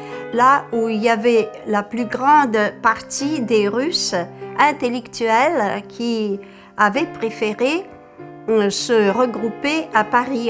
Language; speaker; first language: French; early bilingual, other home language; Russian